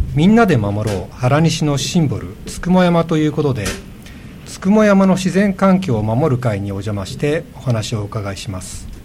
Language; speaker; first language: Japanese; native; Japanese